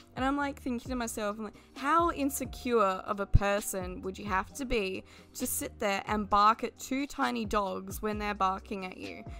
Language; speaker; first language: English; native; English